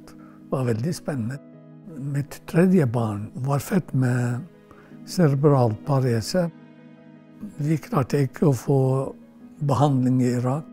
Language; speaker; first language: Norwegian; non-native, fluent; Arabic